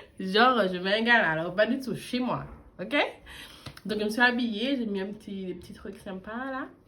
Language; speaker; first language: French; early bilingual, other home language; English